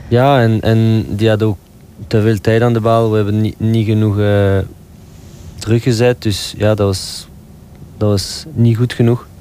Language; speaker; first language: Dutch; non-native, local second language; French